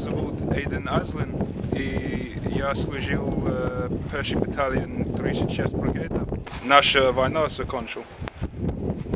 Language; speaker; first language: Russian; non-native, fluent; English